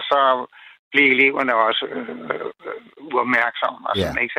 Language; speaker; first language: Danish; native; Danish